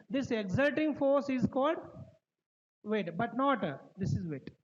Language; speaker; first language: English; non-native, local second language; Kannada